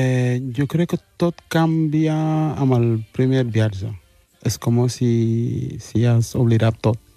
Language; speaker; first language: Catalan; early bilingual, other home language; Wolof